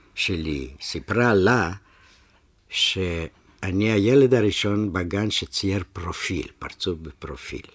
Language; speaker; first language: Hebrew; early bilingual, other home language; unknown